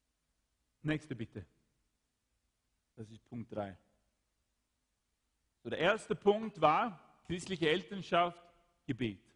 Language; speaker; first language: German; non-native, fluent; Swedish